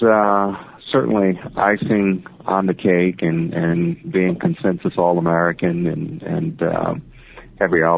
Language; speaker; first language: English; native; English